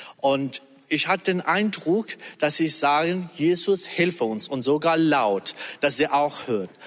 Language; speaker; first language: German; non-native, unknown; Persian